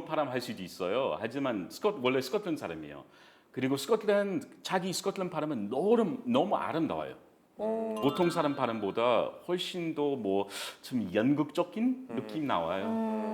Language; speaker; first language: Korean; non-native, fluent; English